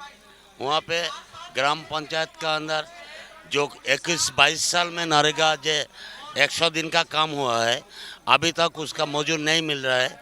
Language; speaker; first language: Hindi; non-native, local second language; Bangla